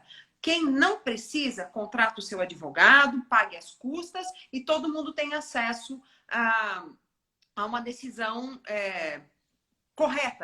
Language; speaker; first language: Portuguese; native; Portuguese